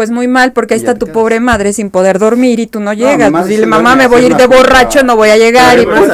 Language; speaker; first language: Spanish; native; Spanish